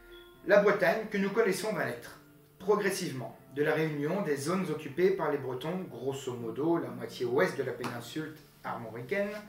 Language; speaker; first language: French; native; French